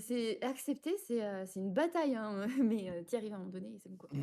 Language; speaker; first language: French; native; French